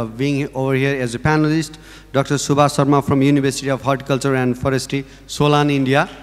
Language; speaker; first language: English; non-native, local second language; Nepali